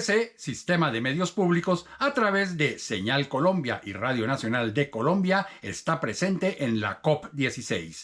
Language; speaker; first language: Spanish; native; Spanish